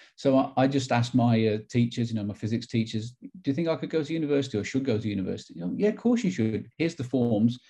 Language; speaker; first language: English; native; English